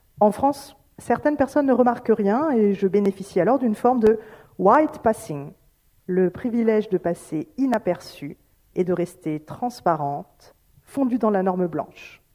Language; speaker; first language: French; native; French